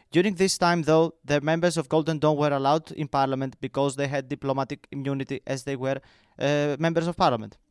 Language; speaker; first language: English; non-native, fluent; Greek